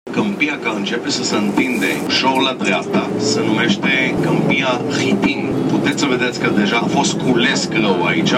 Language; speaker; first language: Romanian; early bilingual, heritage; Romanian